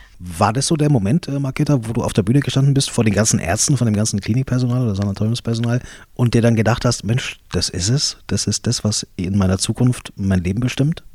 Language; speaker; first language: German; native; German